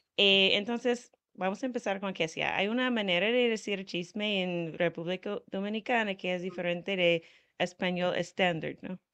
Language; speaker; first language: Spanish; non-native, fluent; English